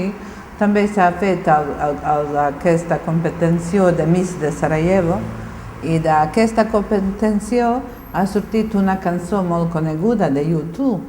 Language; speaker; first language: Catalan; non-native, fluent; Bosnian